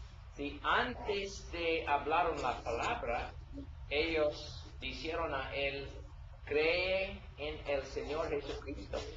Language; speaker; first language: Spanish; non-native, learner; English